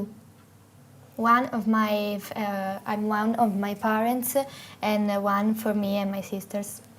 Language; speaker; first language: English; non-native, learner; Italian